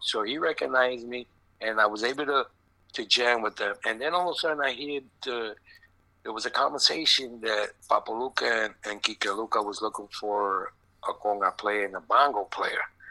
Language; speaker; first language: English; native; English